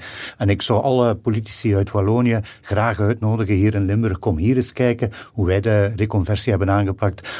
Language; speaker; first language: Dutch; native; Dutch